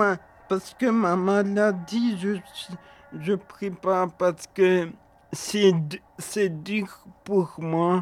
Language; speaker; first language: French; early bilingual, other home language; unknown